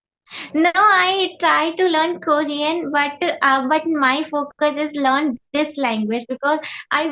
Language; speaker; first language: English; non-native, learner; Hindi